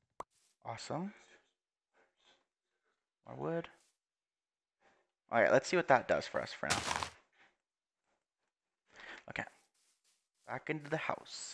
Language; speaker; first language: English; native; English